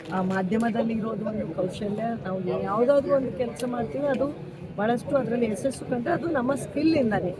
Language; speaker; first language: Kannada; non-native, local second language; Lambadi